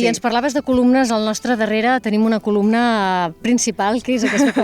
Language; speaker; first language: Catalan; native; Catalan